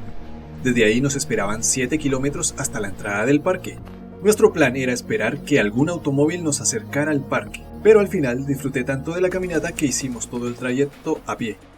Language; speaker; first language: Spanish; native; Spanish